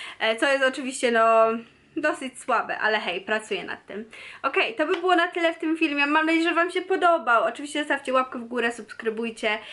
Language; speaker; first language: Polish; native; Polish